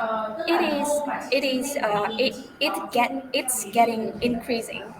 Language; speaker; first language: English; non-native, fluent; Vietnamese